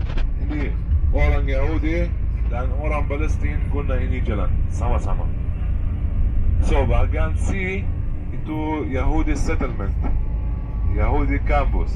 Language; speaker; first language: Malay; non-native, fluent; Arabic